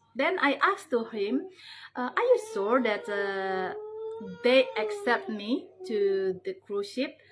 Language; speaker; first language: English; non-native, learner; Indonesian